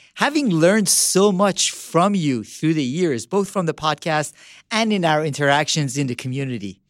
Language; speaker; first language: English; early bilingual, other home language; Persian